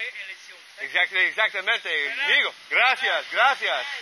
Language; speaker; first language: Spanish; non-native, learner; English